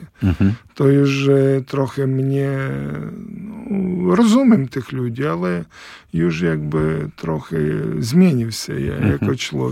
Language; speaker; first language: Polish; non-native, learner; Ukrainian